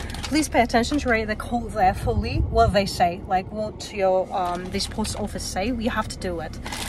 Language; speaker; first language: English; non-native, fluent; Azerbaijani